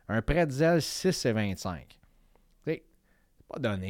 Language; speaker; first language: French; native; French